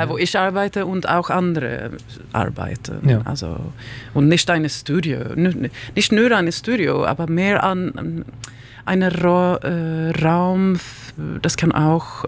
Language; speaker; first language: German; non-native, learner; Swedish